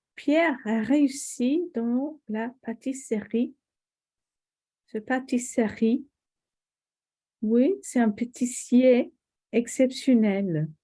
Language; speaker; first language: French; non-native, fluent; English